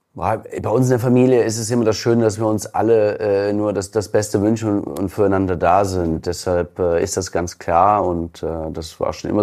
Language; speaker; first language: German; native; German